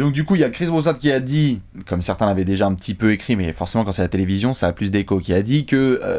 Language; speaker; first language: French; native; French